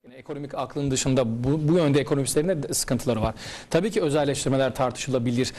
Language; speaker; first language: Turkish; native; Turkish